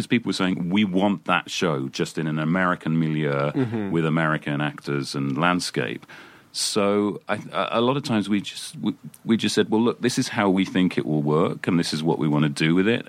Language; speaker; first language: English; native; English